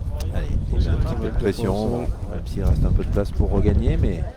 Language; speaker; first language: French; native; French